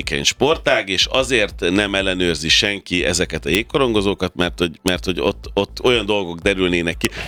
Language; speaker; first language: Hungarian; native; Hungarian